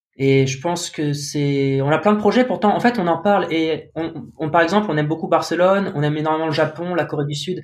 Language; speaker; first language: French; native; French